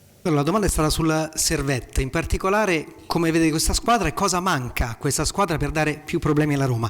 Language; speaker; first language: Italian; native; Italian